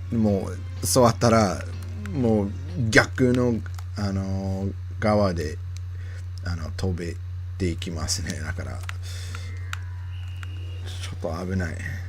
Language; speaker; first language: Japanese; non-native, learner; English